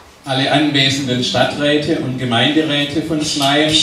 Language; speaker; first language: German; native; German